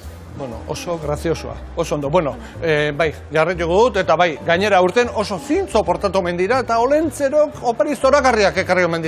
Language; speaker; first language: Basque; native; Basque